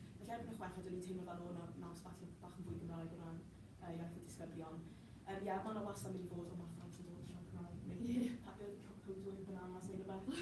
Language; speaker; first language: Welsh; non-native, local second language; English